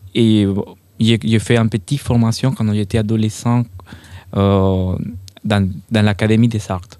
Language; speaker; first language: French; non-native, fluent; Spanish